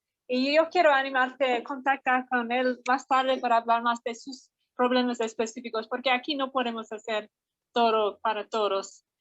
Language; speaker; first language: Spanish; non-native, fluent; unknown